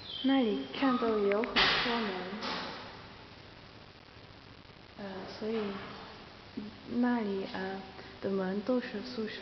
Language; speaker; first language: Chinese; non-native, learner; Dutch